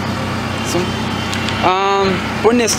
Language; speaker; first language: Portuguese; non-native, learner; Spanish